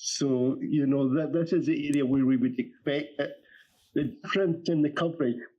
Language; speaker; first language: English; native; English